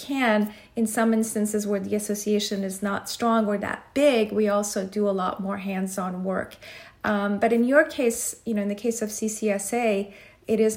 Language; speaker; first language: English; non-native, fluent; Persian